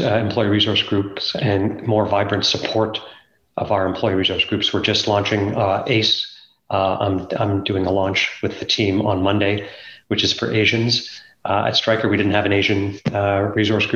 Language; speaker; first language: English; native; English